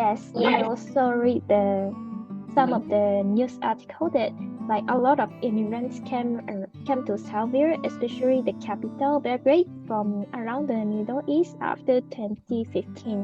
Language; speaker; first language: English; non-native, fluent; Japanese